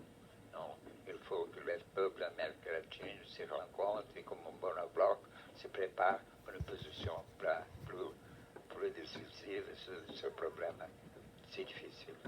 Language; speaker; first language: French; non-native, fluent; Portuguese